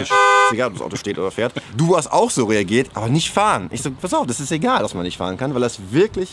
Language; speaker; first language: German; native; German